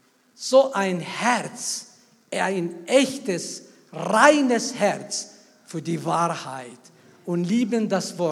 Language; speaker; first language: German; non-native, fluent; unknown